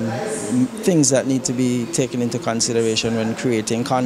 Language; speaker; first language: English; native; English